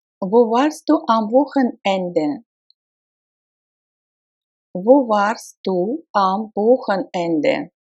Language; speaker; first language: German; non-native, fluent; Russian